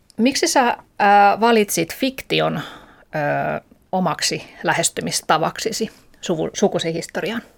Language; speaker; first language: Finnish; native; Finnish